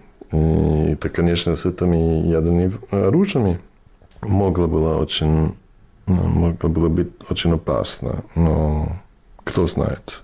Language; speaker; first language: Russian; non-native, fluent; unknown